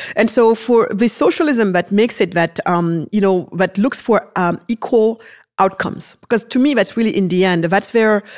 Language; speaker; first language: English; early bilingual, other home language; Wolof